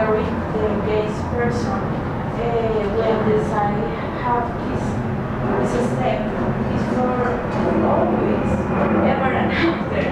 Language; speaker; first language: English; non-native, learner; Spanish